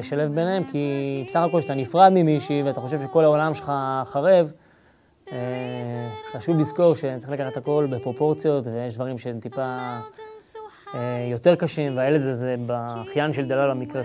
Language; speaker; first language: Hebrew; native; Hebrew